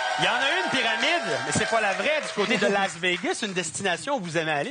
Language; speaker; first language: French; native; French